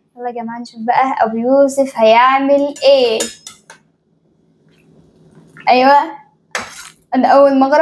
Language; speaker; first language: Arabic; native; Arabic